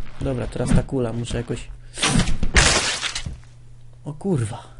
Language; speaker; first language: Polish; native; Polish